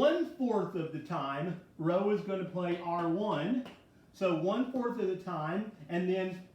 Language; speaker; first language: English; native; English